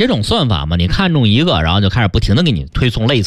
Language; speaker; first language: Chinese; native; Chinese